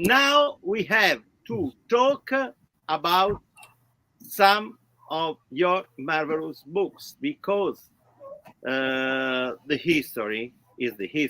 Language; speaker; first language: English; non-native, learner; Italian